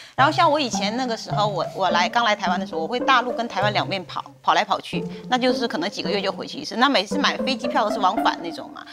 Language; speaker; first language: Chinese; native; Chinese